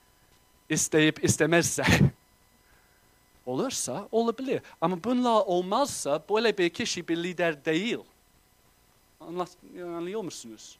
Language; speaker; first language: Turkish; non-native, fluent; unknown